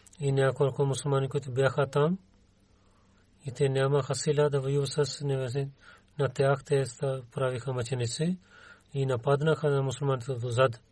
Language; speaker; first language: Bulgarian; non-native, learner; Urdu